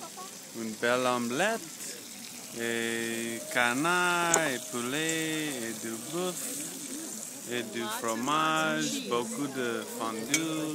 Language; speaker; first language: French; non-native, learner; English